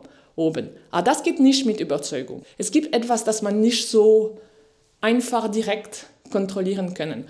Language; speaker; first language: German; non-native, fluent; French